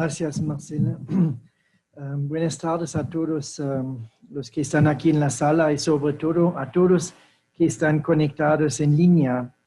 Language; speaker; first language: Spanish; non-native, fluent; German